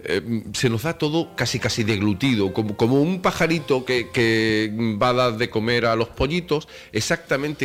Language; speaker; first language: Spanish; native; Spanish